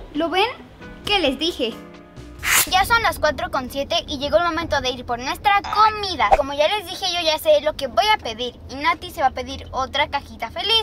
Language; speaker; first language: Spanish; native; Spanish